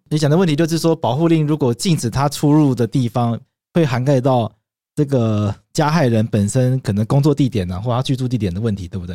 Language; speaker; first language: Chinese; native; Chinese